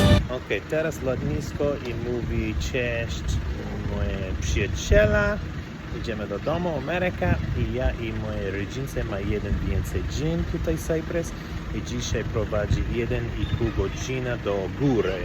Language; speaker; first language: Polish; non-native, learner; English